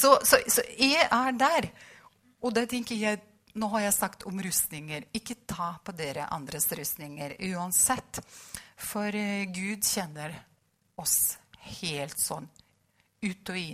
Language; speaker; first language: Norwegian; non-native, fluent; Russian